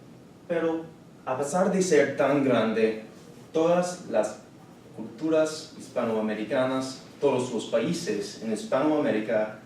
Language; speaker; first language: Spanish; non-native, learner; English